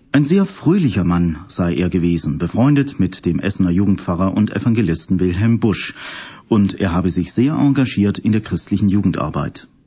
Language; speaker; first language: German; native; German